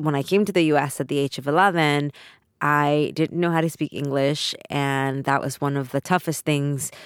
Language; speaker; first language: English; early bilingual, other home language; Spanish